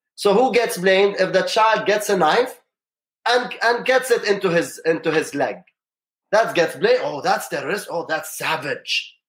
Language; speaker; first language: English; non-native, fluent; Arabic